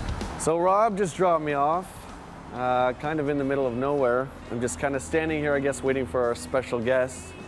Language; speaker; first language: English; native; English